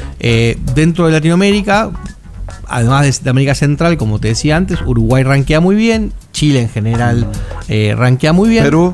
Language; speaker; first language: Spanish; native; Spanish